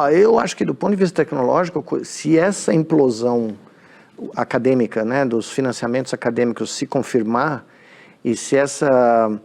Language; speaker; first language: Portuguese; native; Portuguese